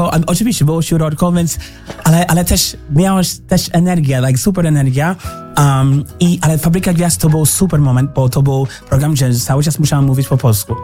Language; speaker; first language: Polish; non-native, learner; English